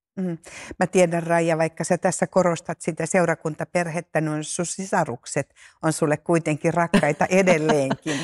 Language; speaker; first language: Finnish; native; Finnish